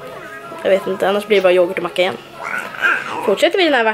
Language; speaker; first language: Swedish; native; Swedish